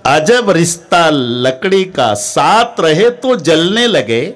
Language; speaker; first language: Hindi; non-native, local second language; Marathi